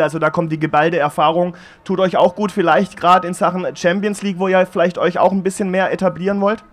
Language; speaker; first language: German; native; German